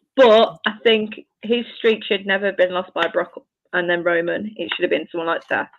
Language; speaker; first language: English; native; English